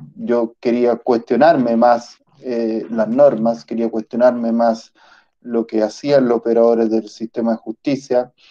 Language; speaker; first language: Spanish; early bilingual, other home language; Italian